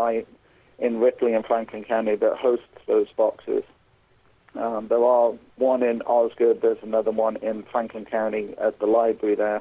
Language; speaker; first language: English; native; English